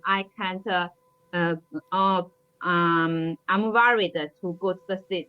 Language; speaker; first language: English; non-native, learner; Chinese